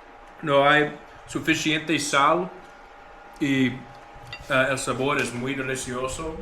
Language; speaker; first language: Spanish; non-native, learner; English